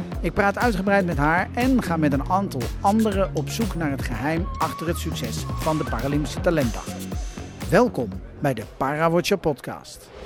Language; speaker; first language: Dutch; native; Dutch